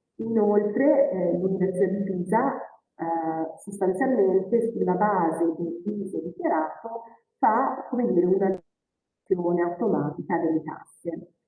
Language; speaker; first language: Italian; native; Italian